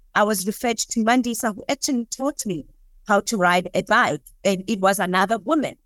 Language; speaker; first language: English; non-native, local second language; Southern Sotho